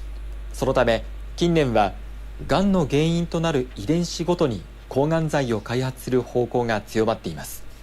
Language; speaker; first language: Japanese; native; Japanese